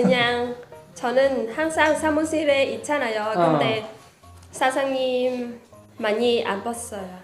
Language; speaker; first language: Korean; non-native, learner; Vietnamese